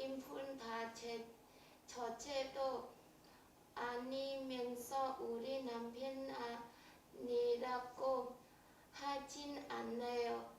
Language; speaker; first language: Korean; non-native, learner; Vietnamese